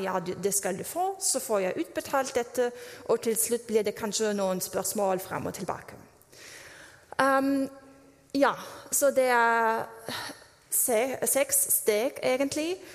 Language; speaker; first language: Norwegian; non-native, fluent; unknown